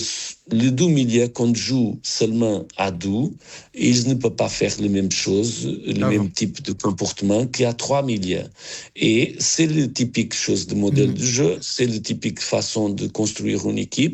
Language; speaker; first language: French; non-native, learner; Portuguese